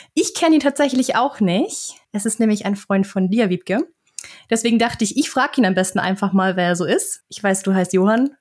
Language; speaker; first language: German; native; German